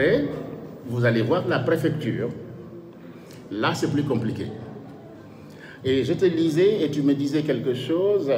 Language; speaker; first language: French; non-native, local second language; Wolof